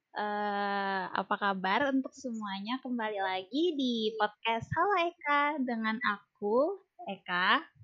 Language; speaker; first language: Indonesian; non-native, local second language; Banjar